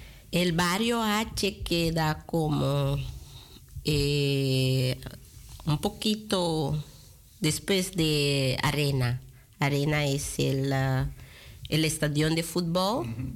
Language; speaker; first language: Spanish; non-native, fluent; Papiamento